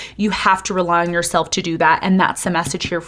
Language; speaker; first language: English; native; English